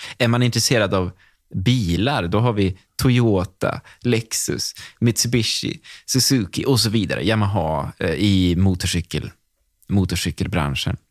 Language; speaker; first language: Swedish; native; Swedish